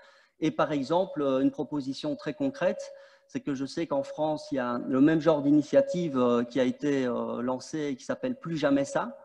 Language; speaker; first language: French; native; French